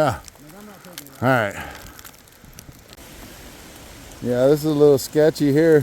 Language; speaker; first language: English; native; English